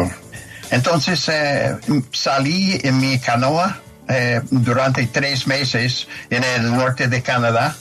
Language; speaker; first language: Spanish; non-native, fluent; English